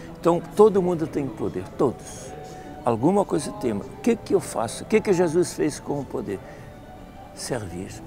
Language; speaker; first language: Portuguese; non-native, fluent; Dutch